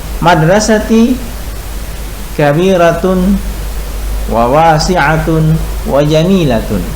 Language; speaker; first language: Arabic; non-native, fluent; Indonesian